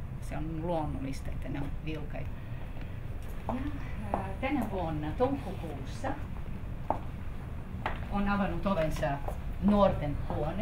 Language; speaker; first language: Finnish; non-native, fluent; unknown